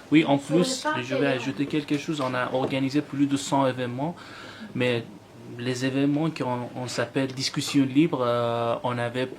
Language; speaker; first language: French; non-native, learner; Persian